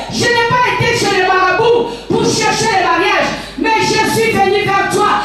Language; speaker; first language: French; non-native, local second language; Lingala